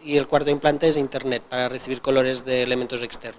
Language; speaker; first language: Spanish; non-native, local second language; Catalan